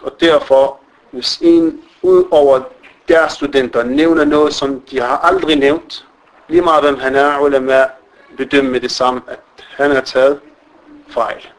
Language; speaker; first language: Danish; non-native, fluent; Arabic